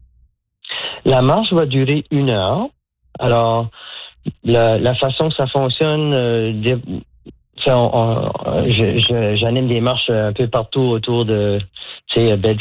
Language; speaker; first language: French; native; French